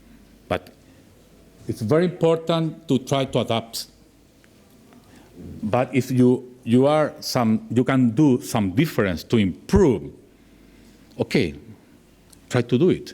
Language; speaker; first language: English; non-native, learner; Spanish